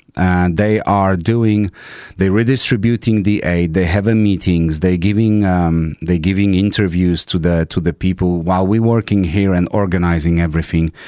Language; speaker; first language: English; non-native, fluent; Polish